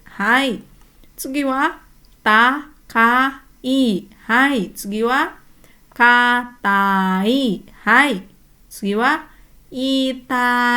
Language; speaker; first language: Japanese; non-native, fluent; Indonesian